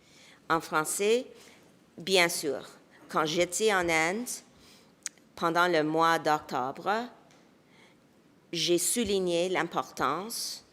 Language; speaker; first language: French; non-native, local second language; English